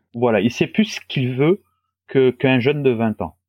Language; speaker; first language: French; non-native, local second language; Wolof